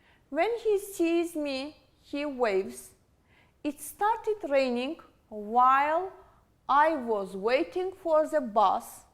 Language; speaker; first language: English; non-native, fluent; Azerbaijani